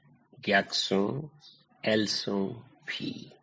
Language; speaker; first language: French; non-native, learner; Nepali